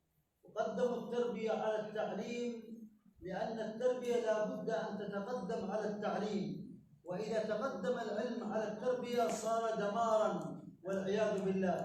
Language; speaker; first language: Arabic; native; Arabic